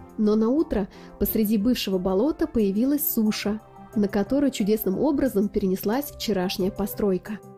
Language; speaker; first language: Russian; native; Russian